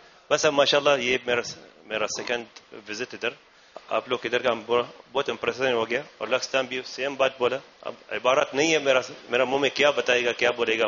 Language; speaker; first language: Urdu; non-native, learner; Arabic